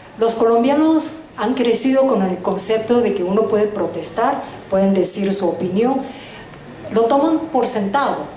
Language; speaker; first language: Spanish; early bilingual, other home language; Chinese